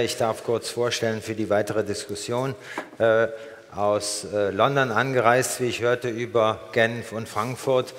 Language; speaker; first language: German; native; German